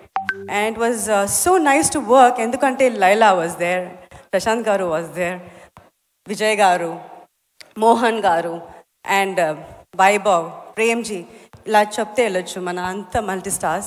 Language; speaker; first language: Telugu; non-native, local second language; Tamil